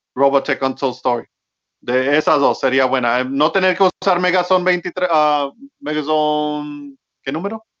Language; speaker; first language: Spanish; early bilingual, heritage; Spanish